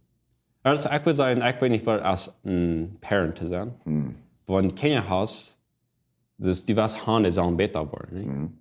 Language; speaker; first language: German; non-native, learner; Plautdietsch